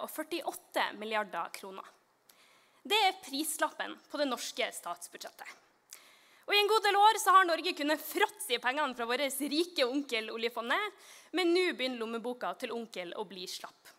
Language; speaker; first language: Norwegian; native; Norwegian